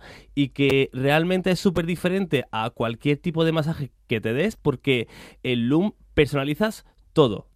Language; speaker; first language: Spanish; native; Spanish